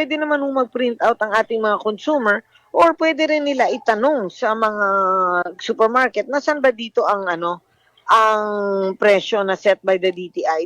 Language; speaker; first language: Filipino; native; Filipino